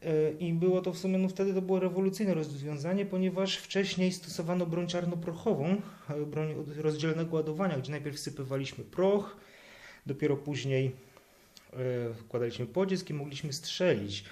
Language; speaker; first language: Polish; native; Polish